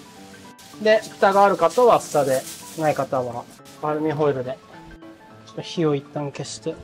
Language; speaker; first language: Japanese; native; Japanese